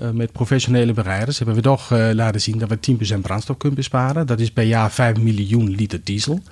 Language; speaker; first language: Dutch; non-native, fluent; Danish